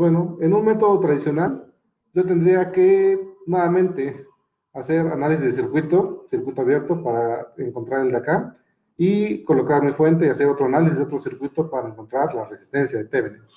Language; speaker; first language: Spanish; native; Spanish